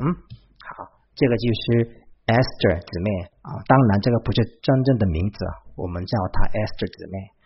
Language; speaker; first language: Chinese; non-native, fluent; Korean